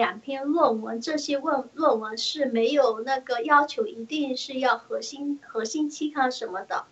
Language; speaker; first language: Chinese; early bilingual, heritage; Chinese